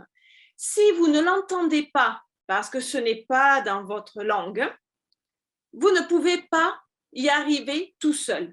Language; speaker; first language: French; native; French